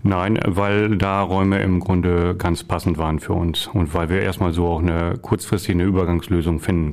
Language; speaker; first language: German; native; German